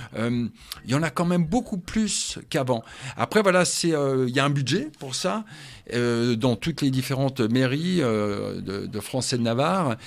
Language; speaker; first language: French; native; French